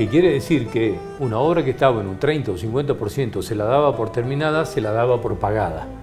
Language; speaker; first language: Spanish; native; Spanish